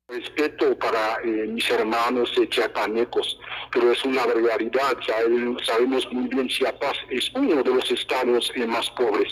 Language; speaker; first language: Spanish; non-native, fluent; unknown